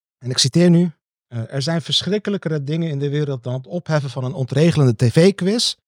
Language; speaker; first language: Dutch; early bilingual, other home language; Turkish